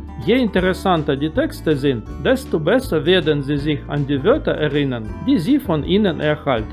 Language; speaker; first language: German; non-native, fluent; Russian